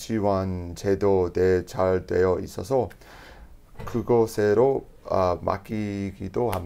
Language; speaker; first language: Korean; non-native, learner; English